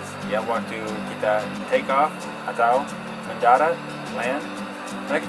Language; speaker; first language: Indonesian; non-native, fluent; English